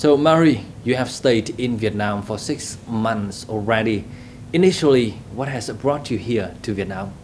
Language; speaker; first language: English; non-native, fluent; Vietnamese